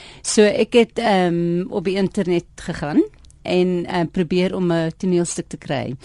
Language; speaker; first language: Afrikaans; non-native, fluent; English